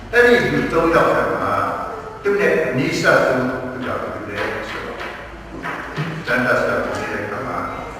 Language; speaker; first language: Burmese; non-native, local second language; Hakha Chin